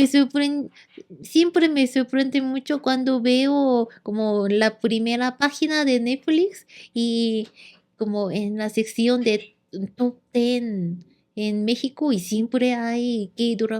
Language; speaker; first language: Spanish; non-native, learner; Korean